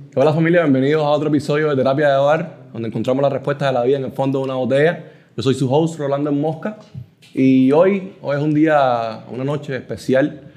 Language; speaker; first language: Spanish; early bilingual, heritage; Spanish